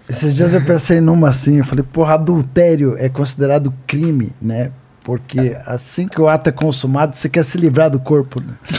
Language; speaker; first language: Portuguese; native; Portuguese